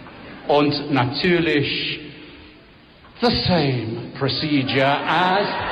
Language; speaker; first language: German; non-native, fluent; English